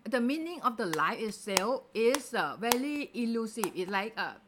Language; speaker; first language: English; non-native, learner; Thai